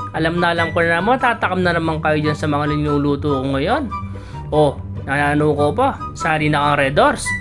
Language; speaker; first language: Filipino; non-native, local second language; Pampanga